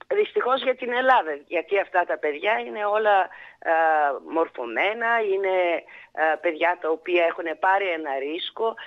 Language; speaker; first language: Greek; early bilingual, heritage; Greek